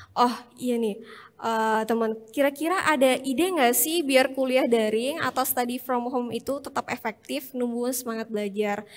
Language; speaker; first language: Indonesian; native; Indonesian